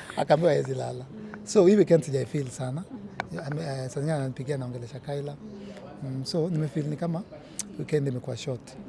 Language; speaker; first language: Swahili; native; Swahili